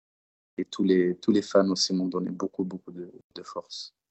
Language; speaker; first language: French; early bilingual, other home language; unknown